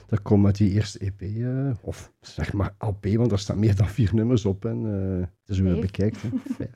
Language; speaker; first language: Dutch; native; Dutch